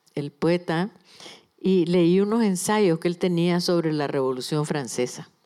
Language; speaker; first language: Spanish; native; Spanish